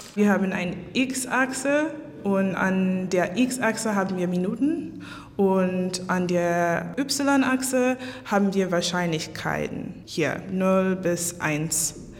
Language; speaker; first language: German; non-native, fluent; English